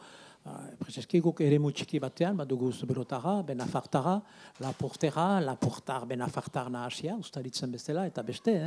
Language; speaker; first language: Basque; native; Basque